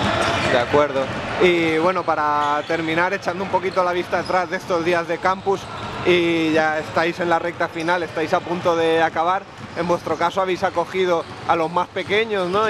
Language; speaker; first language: Spanish; native; Spanish